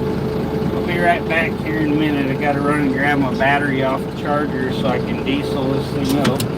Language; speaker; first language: English; native; English